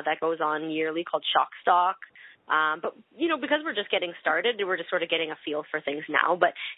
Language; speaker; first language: English; native; English